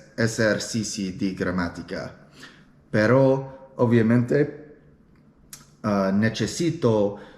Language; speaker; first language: Italian; non-native, learner; English